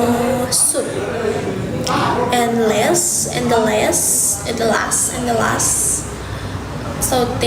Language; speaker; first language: English; non-native, learner; Indonesian